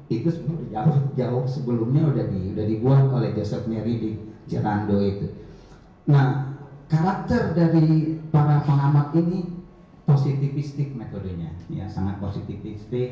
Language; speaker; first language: Indonesian; native; Indonesian